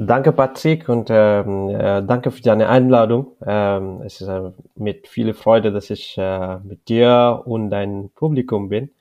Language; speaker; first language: German; non-native, learner; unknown